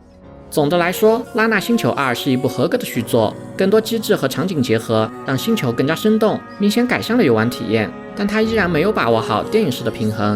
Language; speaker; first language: Chinese; native; Chinese